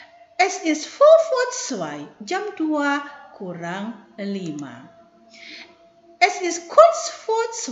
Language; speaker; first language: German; non-native, fluent; Indonesian